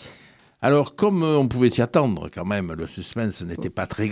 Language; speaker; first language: French; native; French